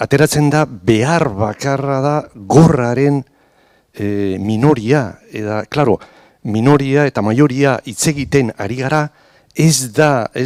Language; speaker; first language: Basque; non-native, local second language; Spanish